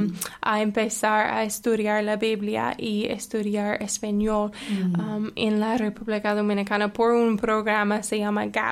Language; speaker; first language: Spanish; non-native, fluent; English